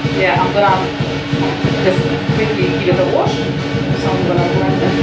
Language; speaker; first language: English; non-native, fluent; Russian